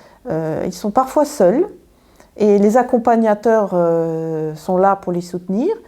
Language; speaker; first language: French; native; French